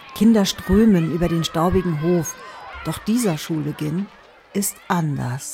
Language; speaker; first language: German; native; German